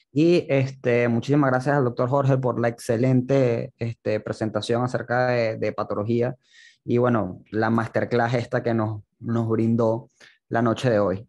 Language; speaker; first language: Spanish; native; Spanish